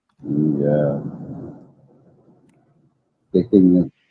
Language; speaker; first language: English; non-native, learner; Dutch